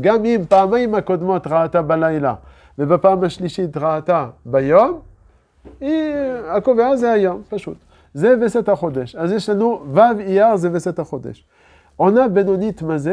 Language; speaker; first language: Hebrew; non-native, fluent; French